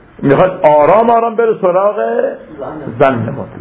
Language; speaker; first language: Persian; native; Persian